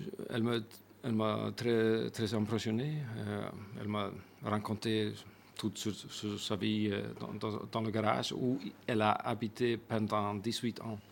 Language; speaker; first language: French; non-native, fluent; Icelandic